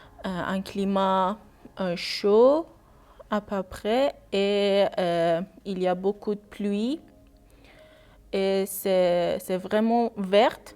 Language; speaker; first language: French; non-native, learner; Persian